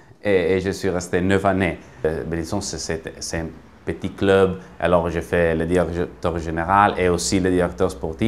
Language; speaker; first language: French; non-native, fluent; Italian